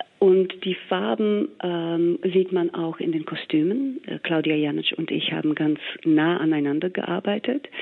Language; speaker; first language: German; non-native, fluent; English